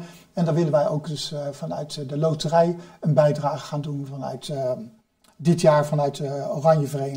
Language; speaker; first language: Dutch; native; Dutch